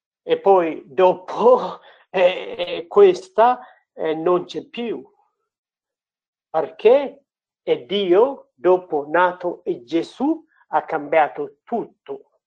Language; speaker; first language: Italian; non-native, learner; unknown